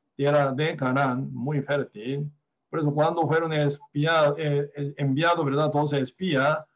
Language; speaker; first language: Spanish; non-native, fluent; Korean